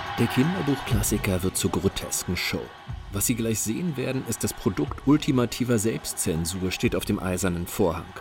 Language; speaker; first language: German; native; German